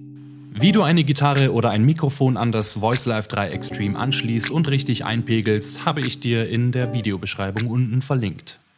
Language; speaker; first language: German; native; German